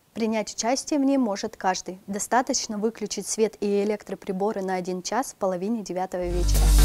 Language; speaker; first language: Russian; native; Russian